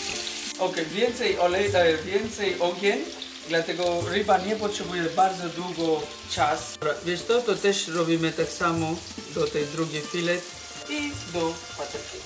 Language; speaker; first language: Polish; non-native, learner; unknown